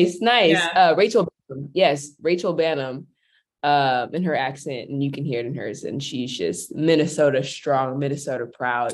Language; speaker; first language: English; native; English